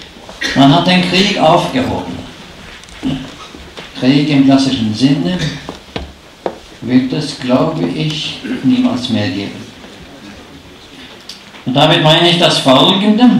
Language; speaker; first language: German; non-native, fluent; Norwegian